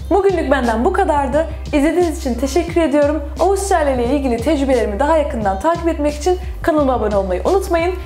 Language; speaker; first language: Turkish; native; Turkish